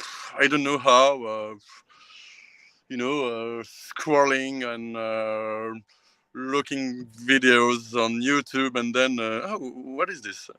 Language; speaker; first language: English; non-native, learner; French